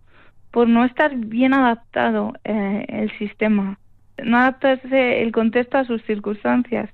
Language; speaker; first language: Spanish; native; Spanish